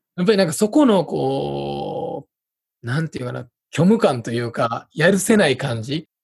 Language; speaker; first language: Japanese; native; Japanese